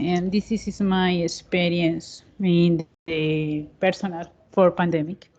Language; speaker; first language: English; non-native, learner; Spanish